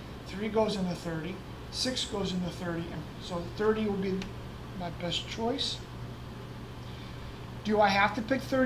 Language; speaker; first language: English; native; English